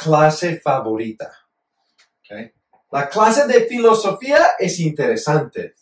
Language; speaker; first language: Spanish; non-native, fluent; English